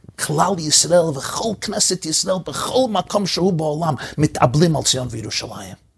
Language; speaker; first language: Hebrew; early bilingual, heritage; English